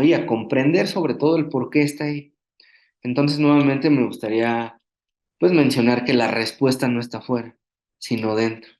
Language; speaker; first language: Spanish; native; Spanish